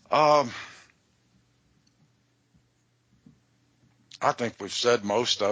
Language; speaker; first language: English; native; English